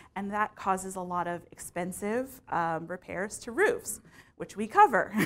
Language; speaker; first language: English; native; English